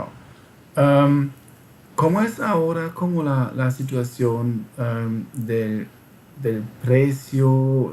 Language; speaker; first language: Spanish; non-native, fluent; German